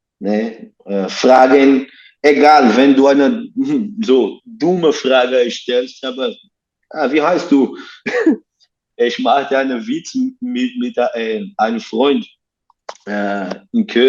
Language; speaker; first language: German; non-native, learner; Portuguese